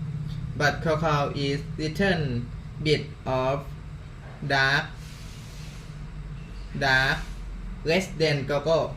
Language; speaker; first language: English; non-native, learner; Thai